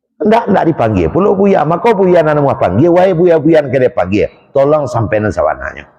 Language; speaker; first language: Malay; non-native, local second language; Minangkabau